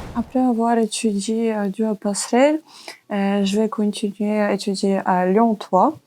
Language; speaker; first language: French; non-native, learner; Ukrainian